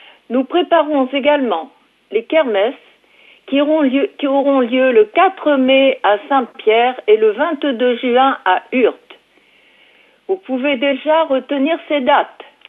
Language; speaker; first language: French; native; French